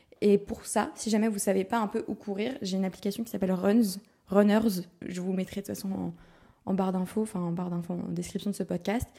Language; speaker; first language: French; native; French